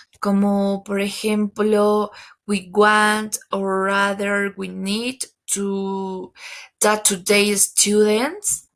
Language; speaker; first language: English; non-native, learner; Spanish